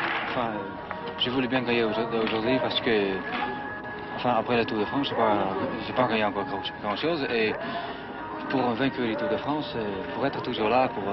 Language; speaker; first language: French; non-native, fluent; Dutch